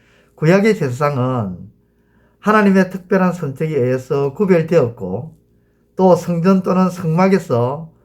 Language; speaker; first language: Korean; native; Korean